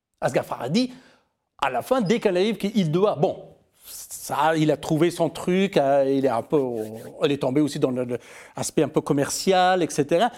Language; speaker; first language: French; non-native, fluent; Persian